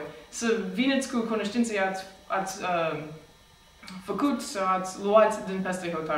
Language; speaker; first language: Romanian; non-native, fluent; English